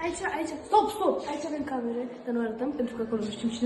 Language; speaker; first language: Romanian; early bilingual, heritage; Romanian